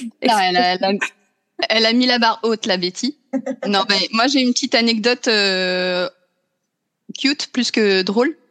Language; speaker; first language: French; native; French